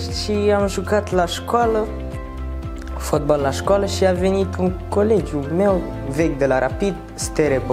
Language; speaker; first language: Romanian; non-native, learner; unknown